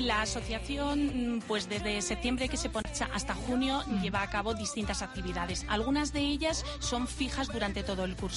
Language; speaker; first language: Spanish; native; Spanish